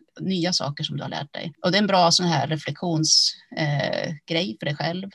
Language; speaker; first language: Swedish; early bilingual, other home language; Finnish